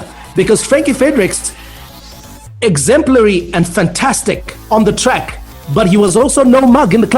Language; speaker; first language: English; native; English